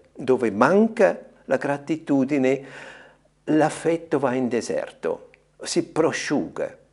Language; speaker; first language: Italian; non-native, fluent; German